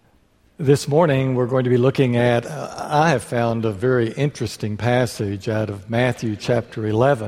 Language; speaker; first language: English; native; English